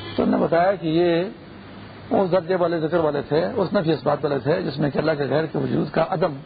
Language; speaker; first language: Urdu; non-native, local second language; Pashto